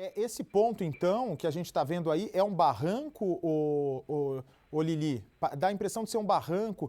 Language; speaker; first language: Portuguese; native; Portuguese